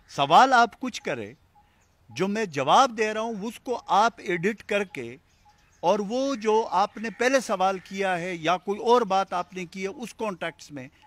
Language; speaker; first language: Urdu; non-native, local second language; Pashto